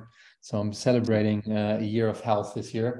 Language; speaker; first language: English; non-native, fluent; German